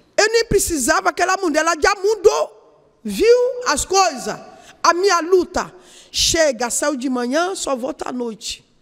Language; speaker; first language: Portuguese; non-native, learner; Yoruba